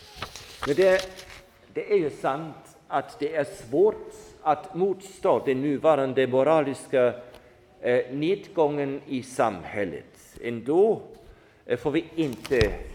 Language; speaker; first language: Swedish; non-native, fluent; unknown